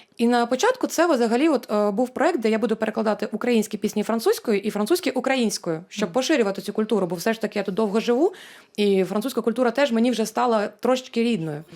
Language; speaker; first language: Ukrainian; non-native, local second language; Russian